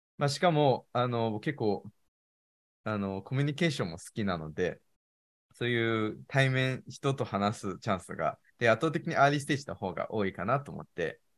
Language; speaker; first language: Japanese; non-native, fluent; Chinese